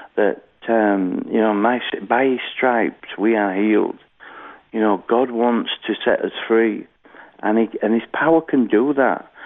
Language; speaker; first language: English; native; English